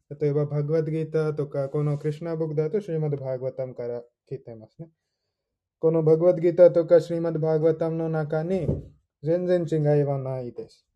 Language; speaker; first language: Japanese; non-native, fluent; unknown